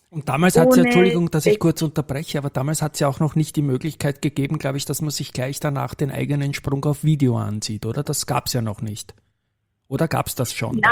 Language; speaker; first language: German; native; German